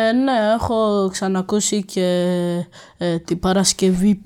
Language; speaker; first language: Greek; early bilingual, other home language; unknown